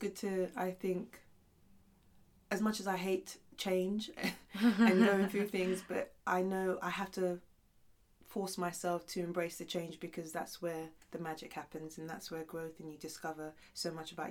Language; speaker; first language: English; early bilingual, other home language; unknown